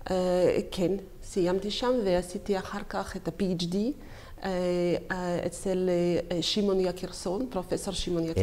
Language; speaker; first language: Hebrew; non-native, learner; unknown